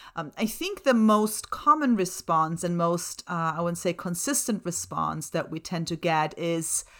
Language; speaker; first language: English; non-native, fluent; German